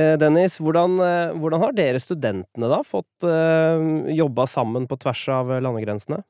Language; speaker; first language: Norwegian; native; Norwegian